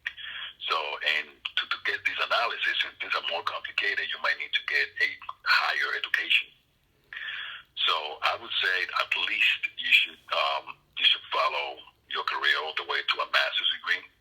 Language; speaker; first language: English; non-native, fluent; Spanish